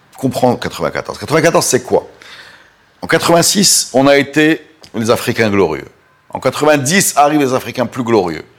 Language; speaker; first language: French; non-native, local second language; Arabic